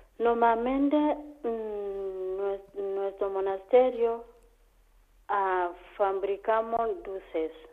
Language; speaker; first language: Spanish; non-native, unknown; Kamba